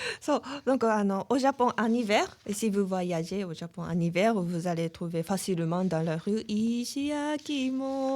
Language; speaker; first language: French; non-native, fluent; Japanese